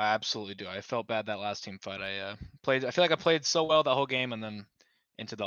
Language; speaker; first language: English; native; English